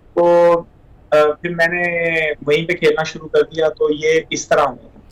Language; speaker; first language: Urdu; non-native, local second language; Punjabi